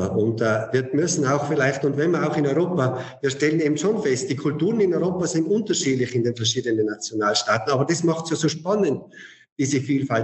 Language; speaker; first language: German; native; German